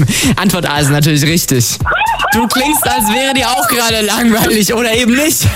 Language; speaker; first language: German; native; German